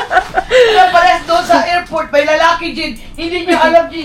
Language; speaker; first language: Filipino; non-native, local second language; Cebuano